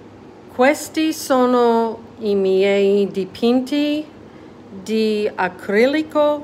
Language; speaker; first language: Italian; non-native, learner; English